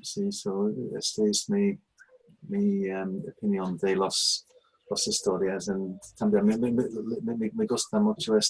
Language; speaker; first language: Spanish; non-native, learner; English